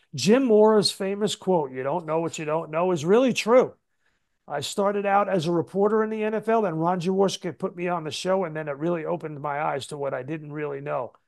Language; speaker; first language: English; native; English